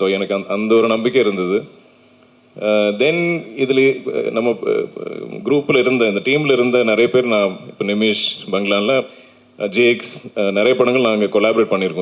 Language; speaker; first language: Tamil; non-native, local second language; Malayalam